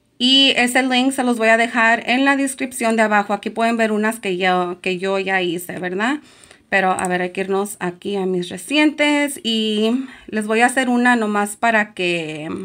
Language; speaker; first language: Spanish; early bilingual, heritage; Spanish